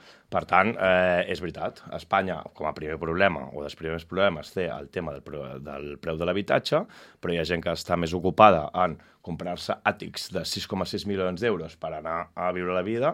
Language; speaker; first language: Catalan; native; Catalan